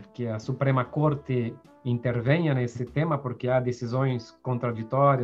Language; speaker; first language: Spanish; non-native, fluent; Portuguese